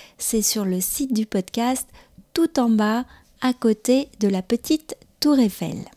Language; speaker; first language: French; native; French